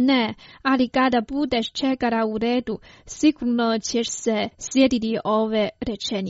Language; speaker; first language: Croatian; non-native, fluent; Chinese